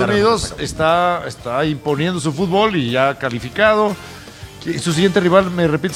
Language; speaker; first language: Spanish; native; Spanish